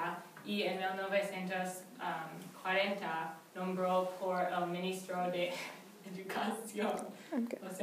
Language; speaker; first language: Spanish; non-native, learner; English